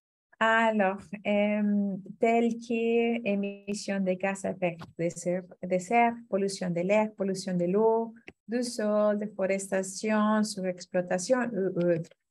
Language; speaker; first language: French; non-native, fluent; Spanish